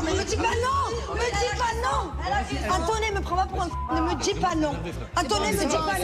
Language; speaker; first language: French; native; French